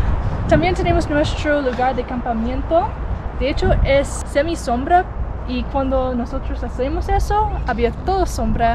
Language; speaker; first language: Spanish; non-native, learner; English